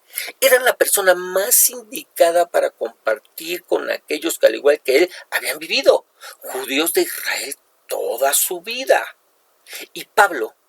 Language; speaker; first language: Spanish; native; Spanish